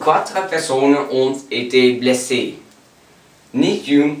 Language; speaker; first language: French; non-native, learner; English